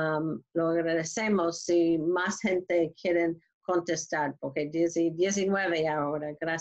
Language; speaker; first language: Spanish; non-native, learner; English